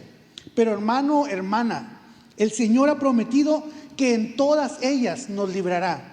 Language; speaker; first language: Spanish; native; Spanish